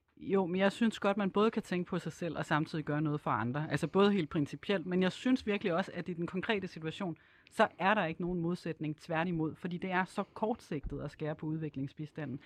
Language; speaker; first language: Danish; native; Danish